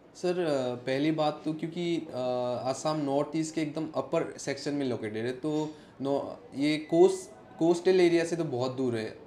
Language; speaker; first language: Hindi; non-native, local second language; Assamese